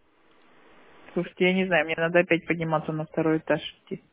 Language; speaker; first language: Russian; native; Russian